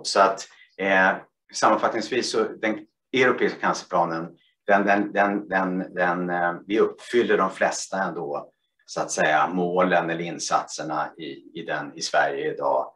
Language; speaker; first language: Swedish; native; Swedish